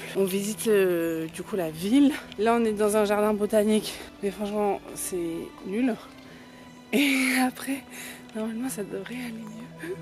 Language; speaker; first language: French; native; French